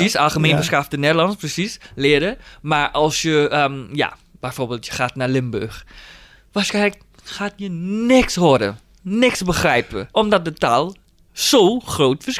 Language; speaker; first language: Dutch; non-native, fluent; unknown